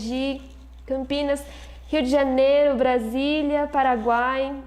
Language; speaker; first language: Portuguese; native; Portuguese